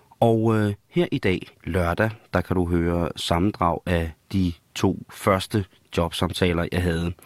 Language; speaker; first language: Danish; native; Danish